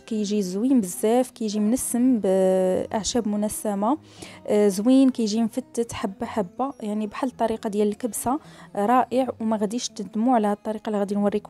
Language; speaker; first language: Arabic; native; Arabic